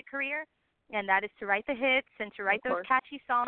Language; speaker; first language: English; native; English